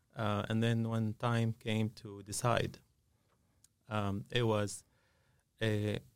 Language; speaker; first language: English; non-native, fluent; Arabic